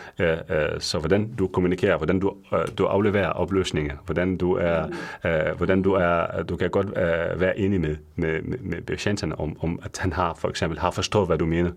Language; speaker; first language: Danish; non-native, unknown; Arabic